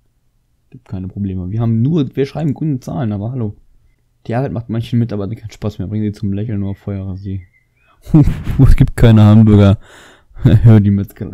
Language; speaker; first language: German; native; German